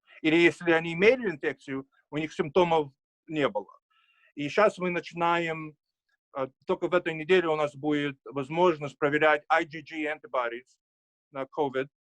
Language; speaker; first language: Russian; early bilingual, heritage; Russian